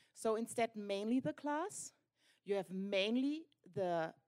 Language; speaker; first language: English; non-native, fluent; German